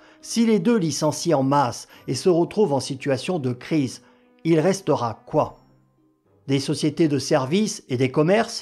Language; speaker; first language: French; native; French